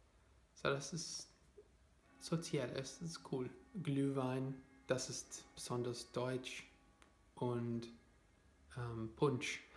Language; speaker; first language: German; non-native, fluent; English